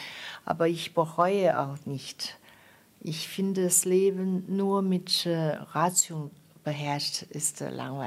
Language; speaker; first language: German; non-native, fluent; Chinese